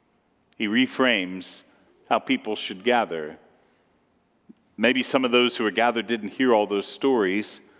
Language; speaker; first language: English; native; English